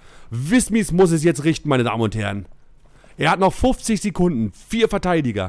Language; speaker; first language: German; native; German